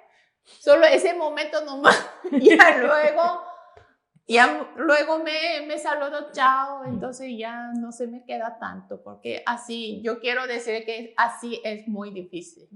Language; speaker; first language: Spanish; non-native, fluent; Korean